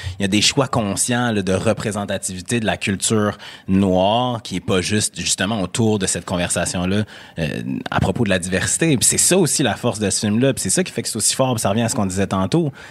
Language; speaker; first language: French; native; French